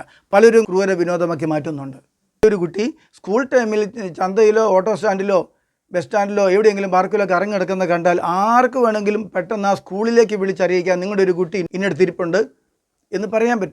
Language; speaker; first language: Malayalam; native; Malayalam